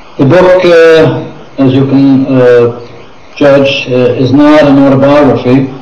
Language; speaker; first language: English; non-native, fluent; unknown